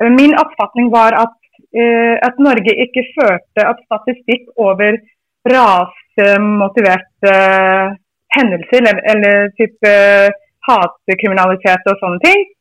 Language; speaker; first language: Norwegian; non-native, fluent; English